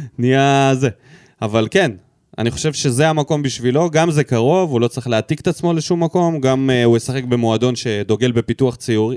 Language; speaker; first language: Hebrew; early bilingual, other home language; Russian